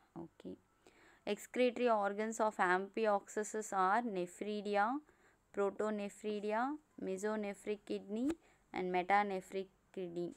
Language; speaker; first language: English; non-native, local second language; Tamil